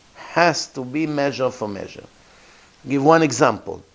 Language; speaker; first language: English; non-native, fluent; Hebrew